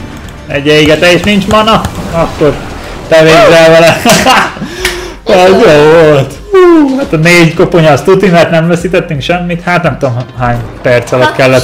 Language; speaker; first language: Hungarian; native; Hungarian